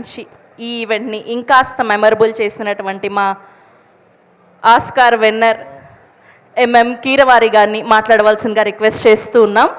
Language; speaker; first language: Telugu; native; Telugu